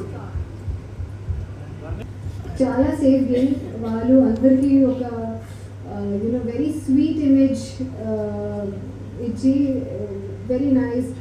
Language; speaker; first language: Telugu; non-native, learner; Hindi